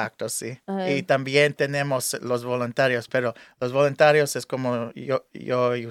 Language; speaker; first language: Spanish; early bilingual, heritage; English